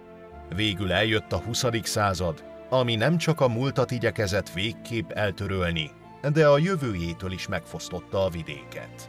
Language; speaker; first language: Hungarian; native; Hungarian